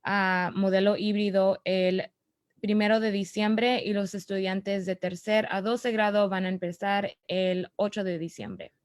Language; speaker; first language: Spanish; early bilingual, other home language; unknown